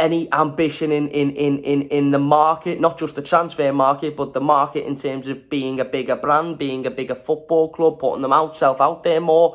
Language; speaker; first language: English; native; English